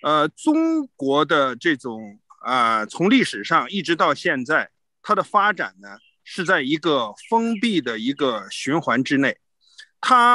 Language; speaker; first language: Chinese; native; Chinese